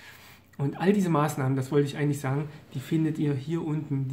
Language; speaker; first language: German; native; German